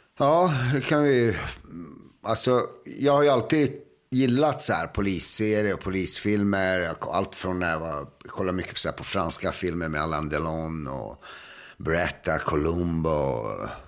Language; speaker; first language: Swedish; early bilingual, other home language; Serbian